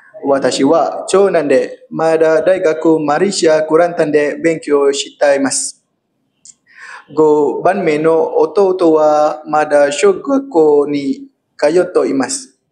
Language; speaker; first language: Japanese; non-native, learner; Malay